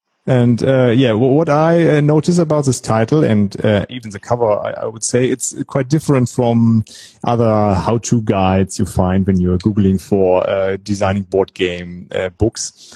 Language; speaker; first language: English; non-native, fluent; German